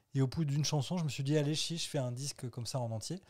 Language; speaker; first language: French; native; French